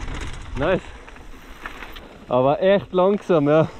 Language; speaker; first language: German; native; German